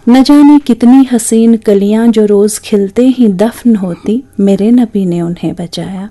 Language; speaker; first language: Hindi; non-native, local second language; Kashmiri